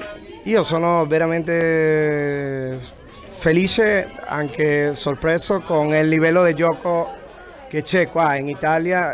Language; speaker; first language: Italian; non-native, fluent; Spanish